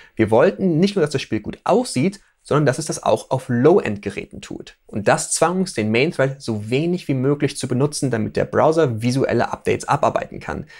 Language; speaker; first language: German; native; German